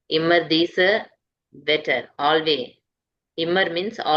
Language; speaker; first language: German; non-native, learner; Tamil